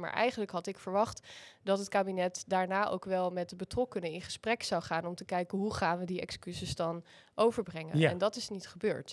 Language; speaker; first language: Dutch; native; Dutch